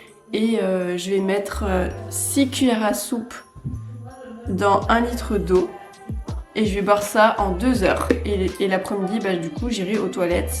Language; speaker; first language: French; native; French